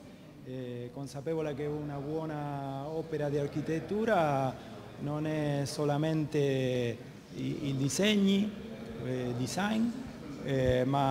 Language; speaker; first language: Italian; non-native, learner; Spanish